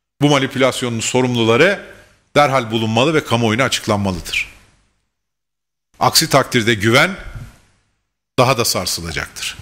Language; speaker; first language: Turkish; native; Turkish